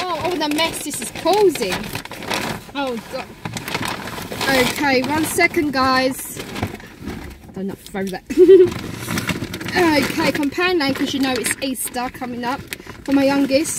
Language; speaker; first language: English; native; English